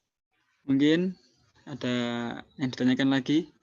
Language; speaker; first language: Indonesian; native; Indonesian